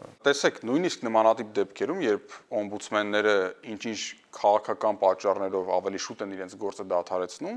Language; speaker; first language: Armenian; native; Armenian